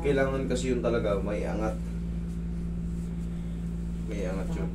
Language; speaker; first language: Filipino; native; Filipino